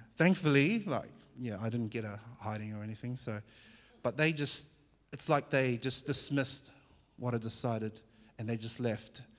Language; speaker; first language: English; early bilingual, other home language; Fijian